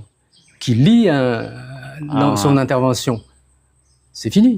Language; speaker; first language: French; non-native, fluent; Khmer